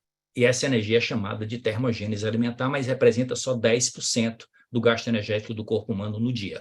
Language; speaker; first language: Portuguese; native; Portuguese